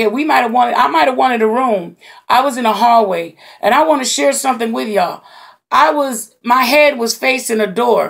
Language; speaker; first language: English; native; English